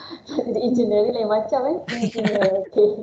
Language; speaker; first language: Malay; native; Malay